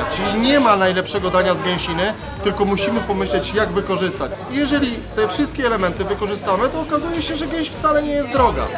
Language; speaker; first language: Polish; native; Polish